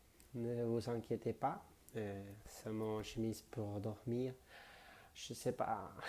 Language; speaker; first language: French; non-native, learner; Spanish